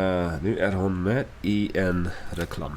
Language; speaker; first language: Swedish; non-native, learner; English